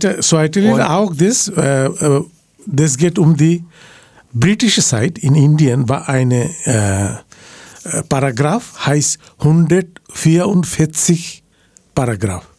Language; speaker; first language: German; non-native, learner; Bangla